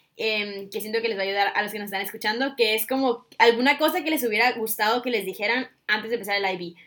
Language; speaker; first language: Spanish; native; Spanish